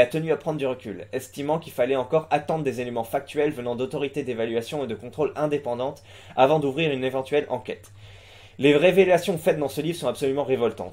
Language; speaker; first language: French; native; French